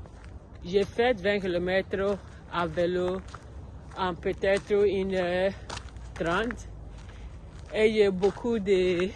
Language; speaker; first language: French; non-native, learner; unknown